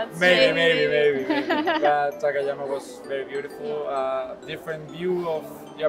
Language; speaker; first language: English; non-native, fluent; Spanish